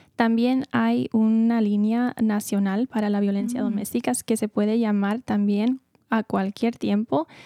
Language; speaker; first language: Spanish; early bilingual, heritage; Spanish